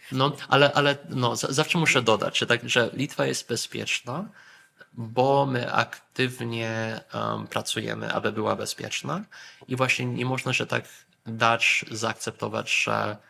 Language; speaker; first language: Polish; early bilingual, heritage; Polish